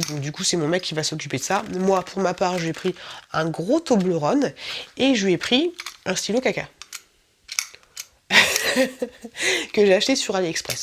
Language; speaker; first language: French; native; French